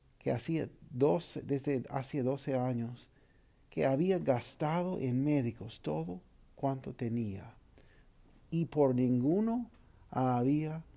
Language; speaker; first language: Spanish; non-native, fluent; English